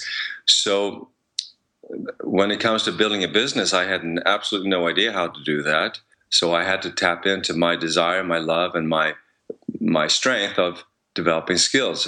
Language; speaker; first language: English; non-native, fluent; Swedish